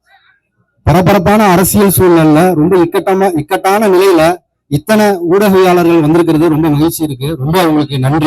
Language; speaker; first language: Tamil; native; Tamil